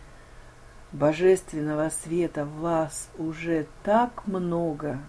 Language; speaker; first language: Russian; native; Russian